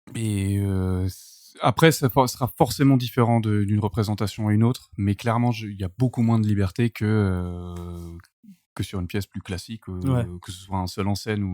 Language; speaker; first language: French; native; French